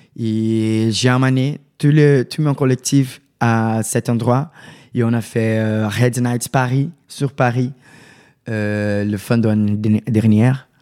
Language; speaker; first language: French; non-native, learner; Portuguese